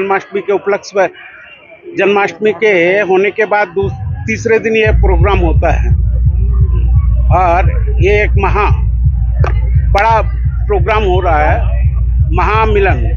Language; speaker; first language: Hindi; non-native, local second language; Bangla